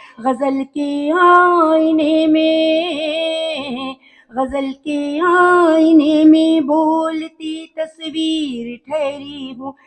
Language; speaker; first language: Urdu; native; Urdu